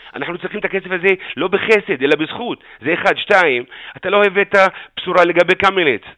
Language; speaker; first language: Hebrew; non-native, local second language; Arabic